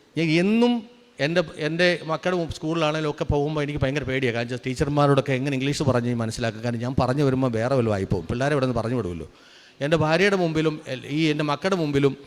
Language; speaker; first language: Malayalam; native; Malayalam